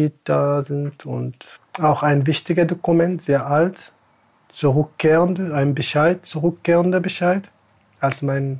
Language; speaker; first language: German; non-native, fluent; Tamasheq